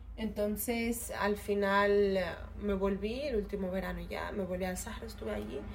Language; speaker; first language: Spanish; early bilingual, other home language; Arabic